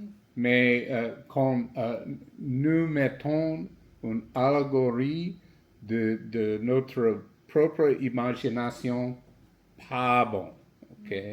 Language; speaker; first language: French; non-native, learner; English